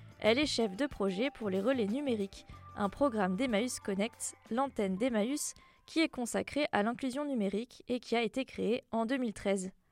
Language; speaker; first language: French; native; French